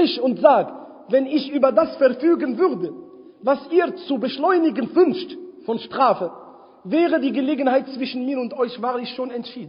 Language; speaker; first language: German; non-native, fluent; Arabic